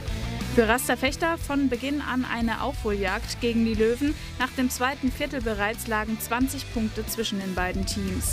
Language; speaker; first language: German; native; German